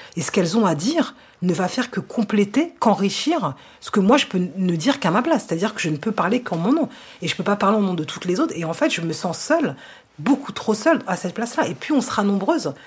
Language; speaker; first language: French; native; French